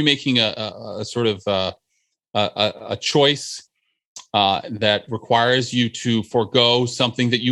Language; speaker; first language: English; native; English